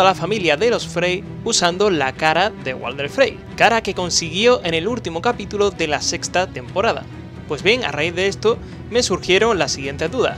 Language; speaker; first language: Spanish; native; Spanish